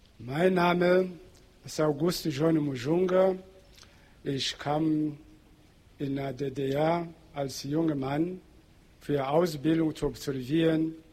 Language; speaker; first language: German; non-native, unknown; Portuguese